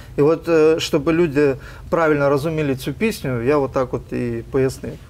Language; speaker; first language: Ukrainian; non-native, local second language; Russian